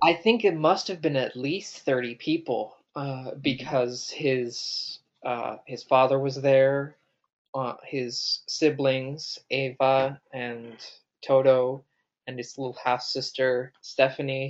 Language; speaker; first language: English; native; English